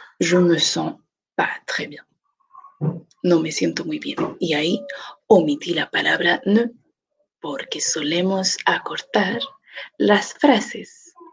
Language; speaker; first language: Spanish; non-native, fluent; French